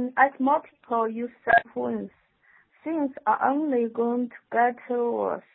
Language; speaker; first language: English; non-native, learner; Chinese